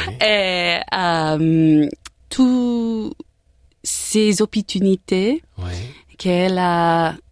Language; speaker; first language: French; non-native, learner; English